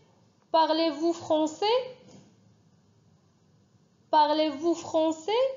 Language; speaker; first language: French; non-native, fluent; Arabic